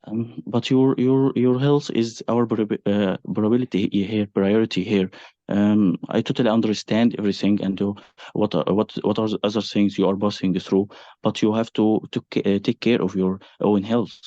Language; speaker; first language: English; non-native, fluent; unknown